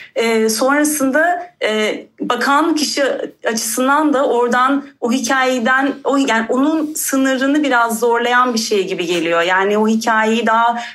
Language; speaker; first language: Turkish; native; Turkish